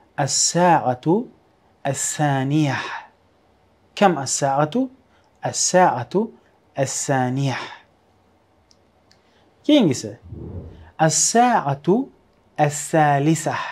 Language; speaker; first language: Arabic; non-native, fluent; Uzbek